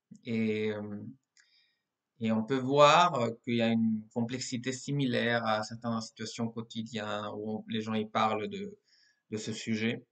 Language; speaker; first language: French; non-native, fluent; Spanish